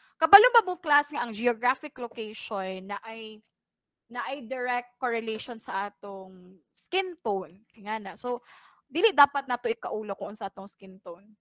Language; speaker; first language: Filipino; non-native, local second language; Cebuano